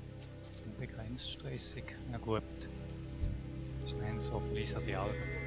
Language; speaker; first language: German; native; German